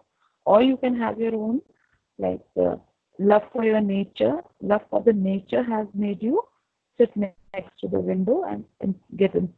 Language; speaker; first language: English; non-native, local second language; Hindi